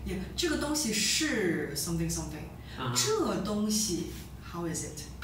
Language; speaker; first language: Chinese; native; Chinese